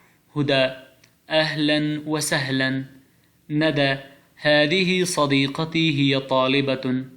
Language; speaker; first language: Arabic; non-native, fluent; Pashto